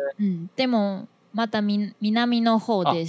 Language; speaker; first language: Japanese; non-native, fluent; Chinese